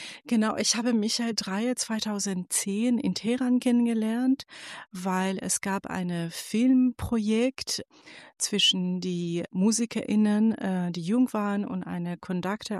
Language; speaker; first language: German; non-native, fluent; Persian